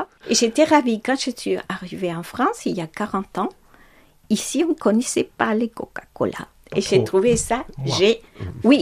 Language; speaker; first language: French; non-native, fluent; Spanish